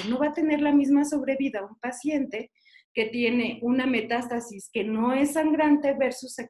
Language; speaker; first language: Spanish; native; Spanish